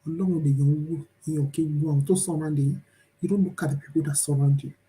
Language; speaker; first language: English; non-native, local second language; Yoruba